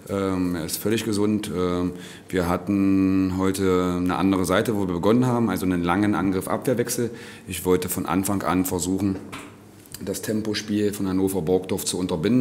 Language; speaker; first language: German; native; German